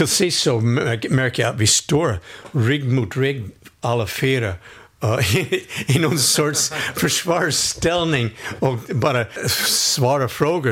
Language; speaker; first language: Swedish; non-native, fluent; English